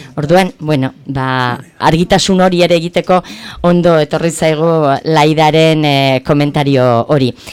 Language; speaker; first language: Basque; native; Basque